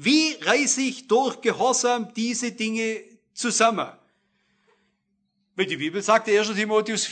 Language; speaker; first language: German; native; German